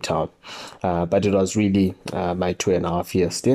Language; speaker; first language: English; non-native, local second language; North Ndebele